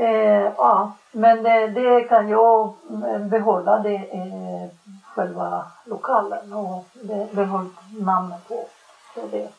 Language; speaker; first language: Swedish; non-native, fluent; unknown